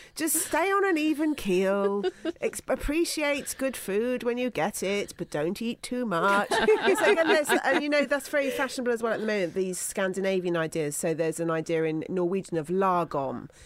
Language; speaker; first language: English; native; English